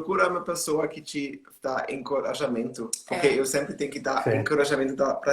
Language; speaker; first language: Portuguese; non-native, learner; German